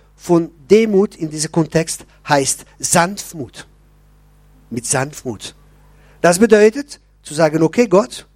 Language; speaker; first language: German; non-native, local second language; French